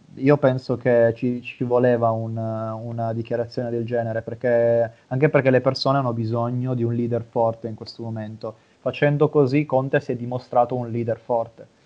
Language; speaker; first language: Italian; native; Italian